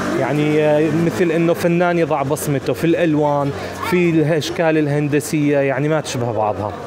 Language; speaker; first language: Arabic; native; Arabic